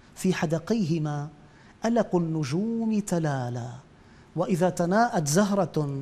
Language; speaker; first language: Arabic; native; Arabic